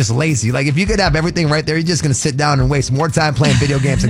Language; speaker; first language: English; native; English